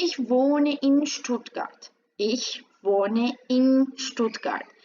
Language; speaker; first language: German; non-native, fluent; Turkish